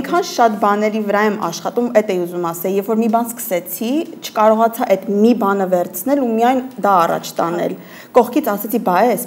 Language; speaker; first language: Armenian; early bilingual, heritage; Armenian